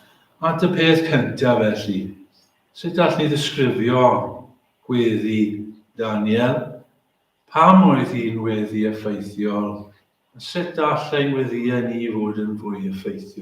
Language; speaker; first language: Welsh; native; Welsh